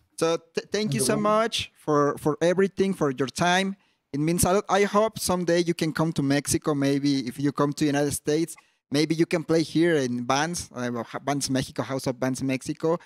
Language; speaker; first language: English; non-native, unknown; Spanish